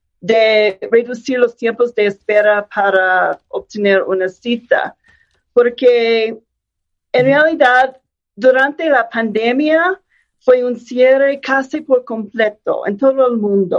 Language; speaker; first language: Spanish; non-native, fluent; English